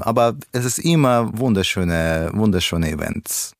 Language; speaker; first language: German; non-native, learner; Russian